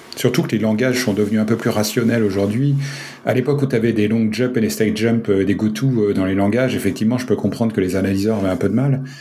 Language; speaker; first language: French; native; French